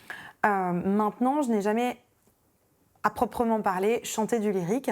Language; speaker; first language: French; native; French